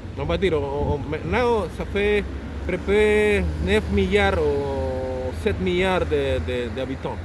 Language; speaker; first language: French; non-native, learner; Spanish